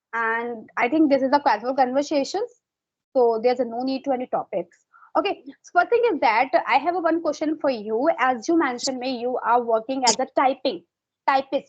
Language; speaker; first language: English; non-native, fluent; Hindi